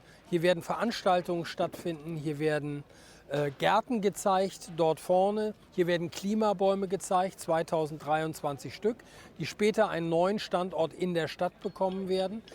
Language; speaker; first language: German; native; German